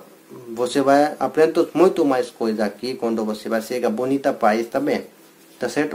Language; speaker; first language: Portuguese; non-native, learner; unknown